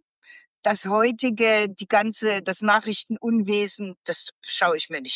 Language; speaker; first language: German; native; German